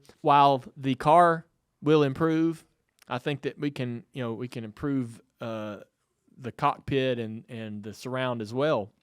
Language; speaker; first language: English; native; English